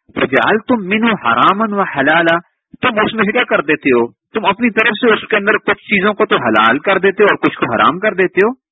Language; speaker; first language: Urdu; native; Urdu